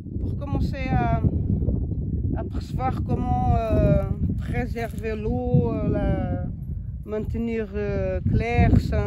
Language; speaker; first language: French; non-native, learner; Portuguese